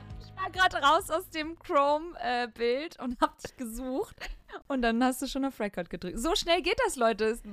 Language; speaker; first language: German; early bilingual, other home language; Albanian